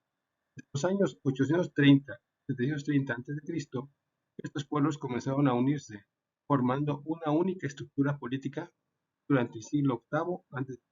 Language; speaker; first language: Spanish; native; Spanish